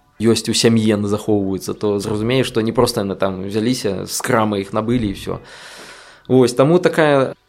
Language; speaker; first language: Belarusian; non-native, local second language; Russian